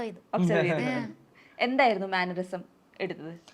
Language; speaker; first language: Malayalam; native; Malayalam